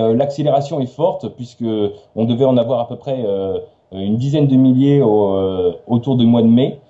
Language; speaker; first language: French; native; French